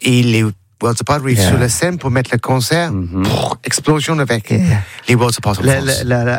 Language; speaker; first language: French; non-native, learner; English